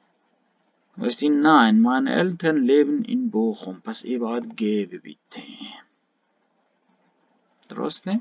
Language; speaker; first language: German; non-native, learner; Baluchi